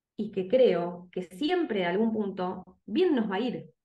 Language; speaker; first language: Spanish; native; Spanish